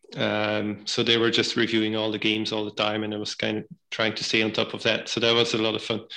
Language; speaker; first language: English; non-native, fluent; Dutch